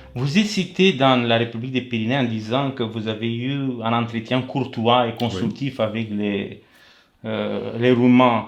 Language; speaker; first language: French; non-native, fluent; Romanian